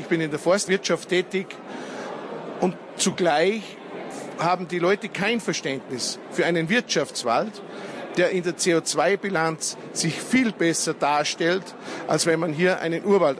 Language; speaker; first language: German; native; German